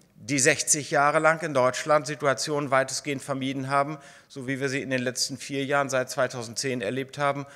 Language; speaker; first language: German; native; German